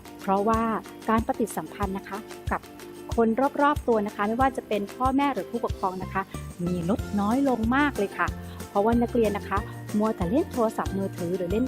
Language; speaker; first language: Thai; native; Thai